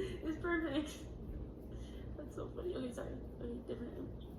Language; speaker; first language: English; native; English